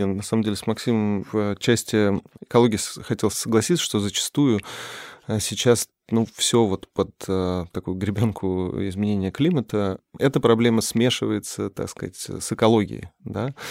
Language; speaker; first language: Russian; native; Russian